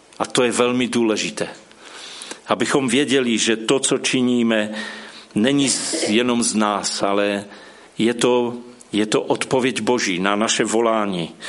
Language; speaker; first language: Czech; non-native, local second language; Polish